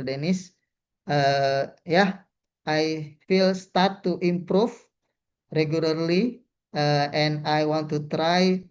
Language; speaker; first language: English; non-native, learner; Indonesian